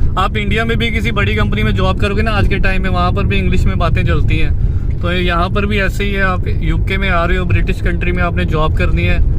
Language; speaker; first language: Hindi; non-native, local second language; Punjabi